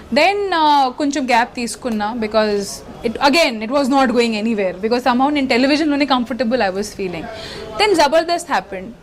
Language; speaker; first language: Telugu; non-native, local second language; Hindi